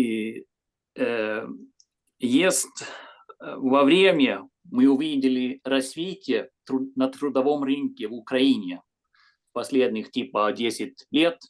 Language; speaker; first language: Russian; non-native, fluent; Swedish